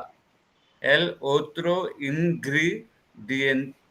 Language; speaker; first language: Spanish; non-native, learner; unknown